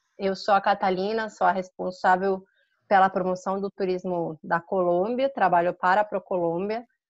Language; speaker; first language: Portuguese; non-native, fluent; Spanish